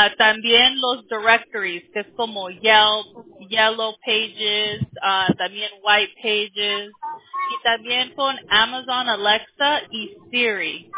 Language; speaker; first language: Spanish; early bilingual, heritage; Spanish